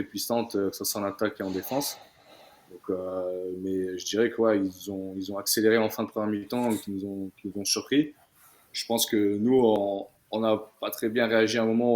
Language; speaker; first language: French; native; French